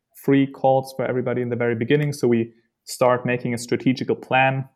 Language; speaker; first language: English; non-native, fluent; German